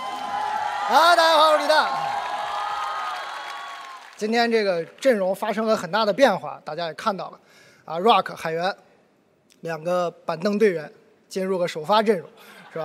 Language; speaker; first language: Chinese; native; Chinese